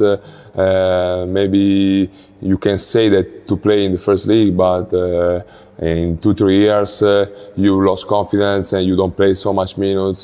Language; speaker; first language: English; non-native, learner; Italian